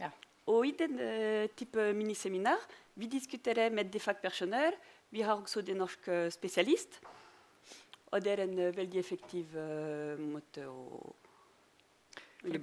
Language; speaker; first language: Norwegian; non-native, fluent; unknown